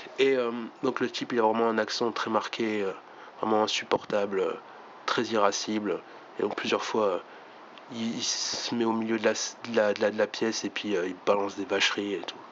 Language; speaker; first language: French; native; French